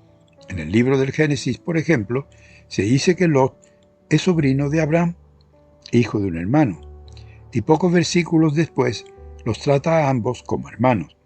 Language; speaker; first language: Spanish; native; Spanish